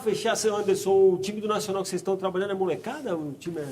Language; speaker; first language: Portuguese; native; Portuguese